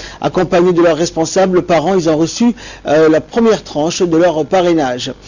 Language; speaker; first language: French; non-native, local second language; Somali